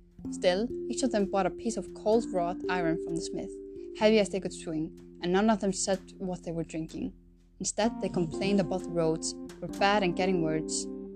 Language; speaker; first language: English; non-native, fluent; Icelandic